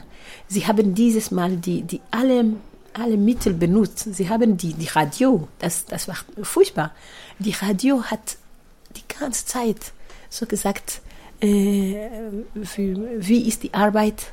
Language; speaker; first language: German; non-native, fluent; Kinyarwanda